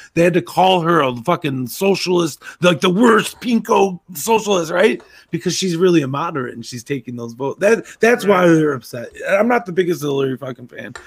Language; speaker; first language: English; native; English